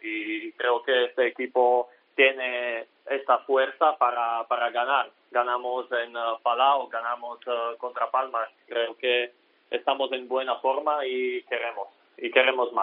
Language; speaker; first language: Spanish; non-native, learner; Slovak